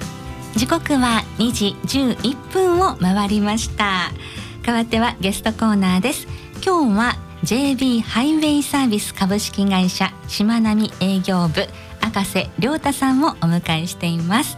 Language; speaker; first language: Japanese; native; Japanese